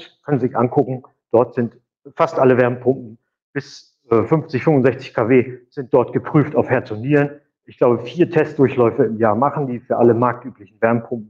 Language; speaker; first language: German; native; German